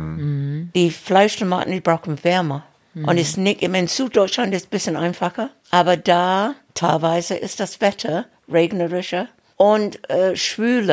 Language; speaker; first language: German; non-native, fluent; English